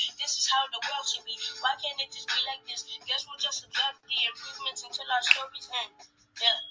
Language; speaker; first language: English; native; English